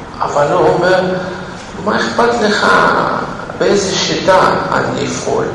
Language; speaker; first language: Hebrew; non-native, fluent; Russian